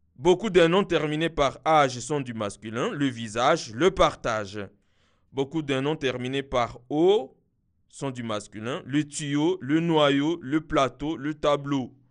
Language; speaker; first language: French; non-native, local second language; Kinyarwanda